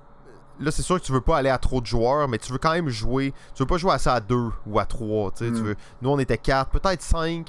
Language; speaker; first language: French; native; French